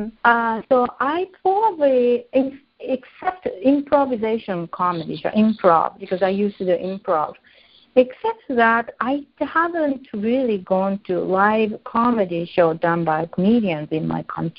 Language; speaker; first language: English; non-native, fluent; Japanese